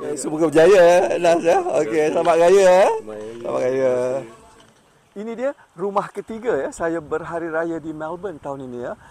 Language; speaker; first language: Malay; native; Malay